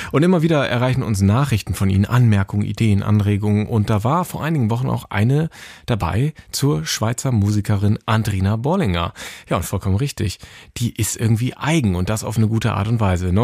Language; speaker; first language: German; native; German